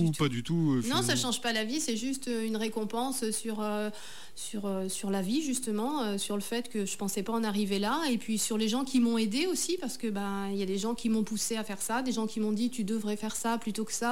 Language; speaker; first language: French; native; French